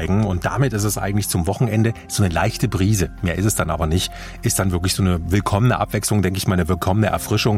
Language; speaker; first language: German; native; German